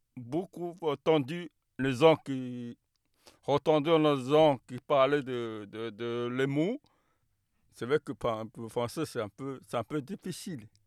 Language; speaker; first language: French; non-native, learner; Chinese